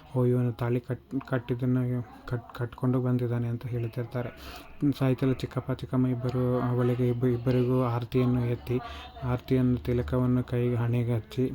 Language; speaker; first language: Kannada; native; Kannada